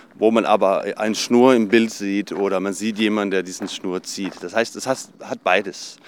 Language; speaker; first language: German; non-native, fluent; Danish